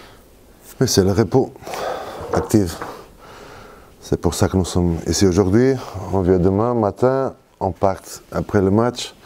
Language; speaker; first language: French; non-native, fluent; Portuguese